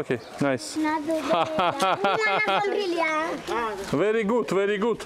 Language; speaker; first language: English; non-native, learner; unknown